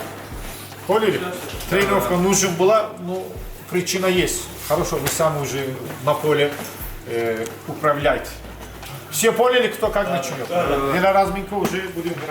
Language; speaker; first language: Russian; non-native, learner; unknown